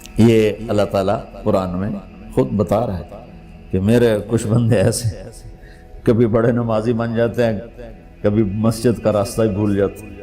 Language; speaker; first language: Urdu; non-native, local second language; Punjabi